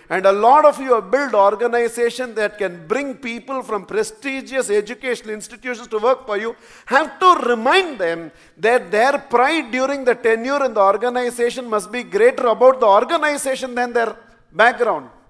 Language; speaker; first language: English; non-native, local second language; Tamil